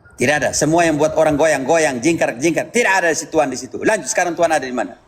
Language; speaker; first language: Indonesian; native; Indonesian